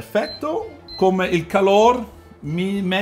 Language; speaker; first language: Spanish; non-native, learner; Italian